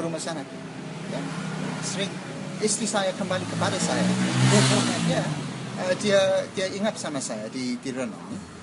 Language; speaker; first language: Indonesian; non-native, learner; English